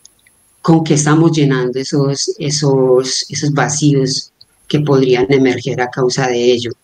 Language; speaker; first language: Spanish; native; Spanish